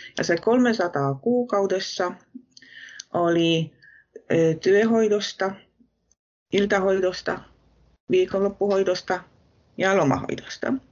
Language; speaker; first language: Finnish; non-native, fluent; Polish